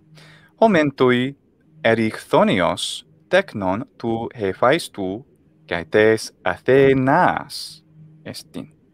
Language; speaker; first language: Greek; non-native, fluent; English